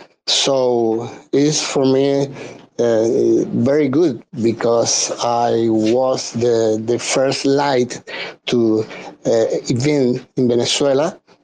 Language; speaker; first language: English; non-native, learner; Spanish